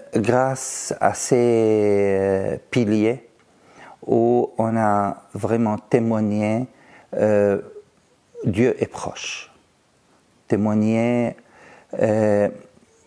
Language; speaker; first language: French; non-native, fluent; Arabic